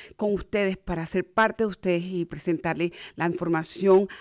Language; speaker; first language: Spanish; native; Spanish